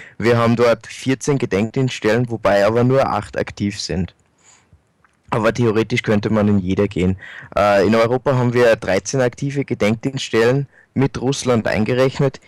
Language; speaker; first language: German; native; German